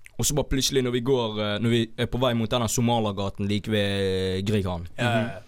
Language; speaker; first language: Norwegian; early bilingual, other home language; Somali